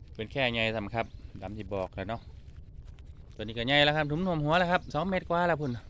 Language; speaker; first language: Thai; native; Thai